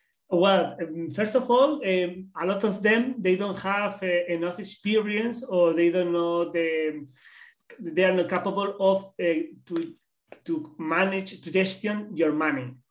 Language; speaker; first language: English; non-native, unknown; Spanish